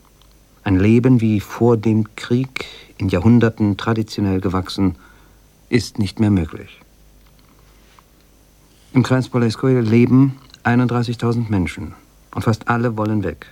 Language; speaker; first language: German; native; German